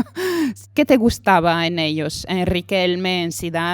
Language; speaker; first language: Spanish; non-native, fluent; French